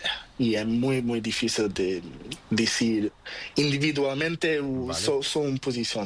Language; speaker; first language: Spanish; non-native, learner; Portuguese